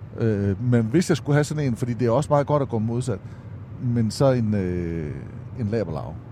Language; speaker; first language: Danish; native; Danish